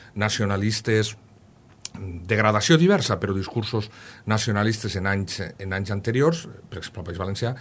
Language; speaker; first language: Catalan; native; Catalan